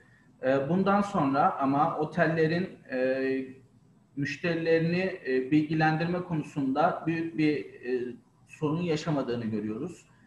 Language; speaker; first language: Turkish; native; Turkish